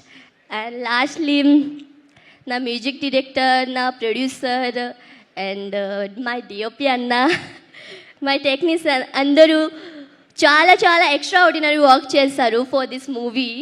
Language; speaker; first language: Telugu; non-native, local second language; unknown